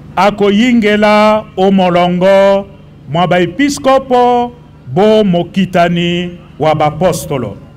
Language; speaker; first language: Lingala; native; Lingala